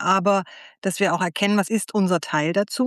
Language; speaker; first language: German; native; German